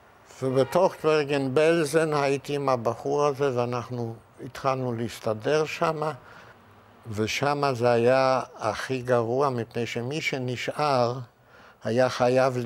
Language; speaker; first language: Hebrew; non-native, fluent; Yiddish